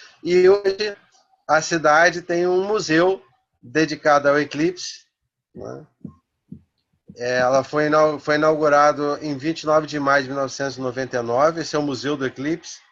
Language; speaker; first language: Portuguese; native; Portuguese